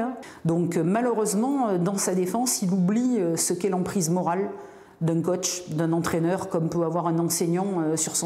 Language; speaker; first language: French; native; French